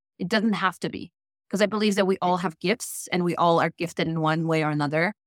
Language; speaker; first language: English; non-native, fluent; Polish